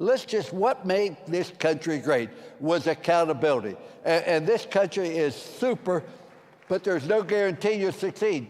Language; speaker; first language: English; native; English